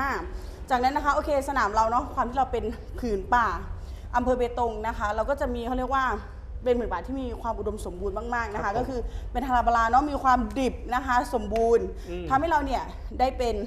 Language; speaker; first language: Thai; native; Thai